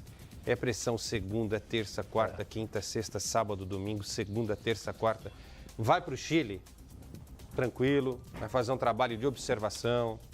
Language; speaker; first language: Portuguese; native; Portuguese